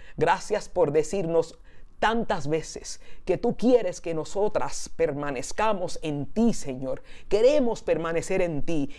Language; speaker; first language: Spanish; early bilingual, heritage; Spanish